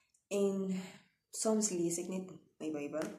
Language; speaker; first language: Afrikaans; non-native, local second language; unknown